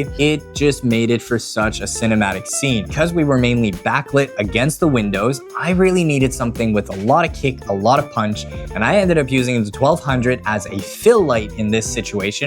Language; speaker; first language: English; native; English